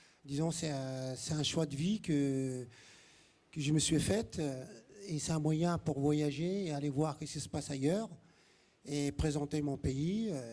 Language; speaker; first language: French; non-native, local second language; Arabic